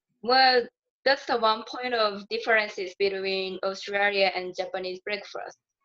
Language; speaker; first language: English; non-native, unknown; Japanese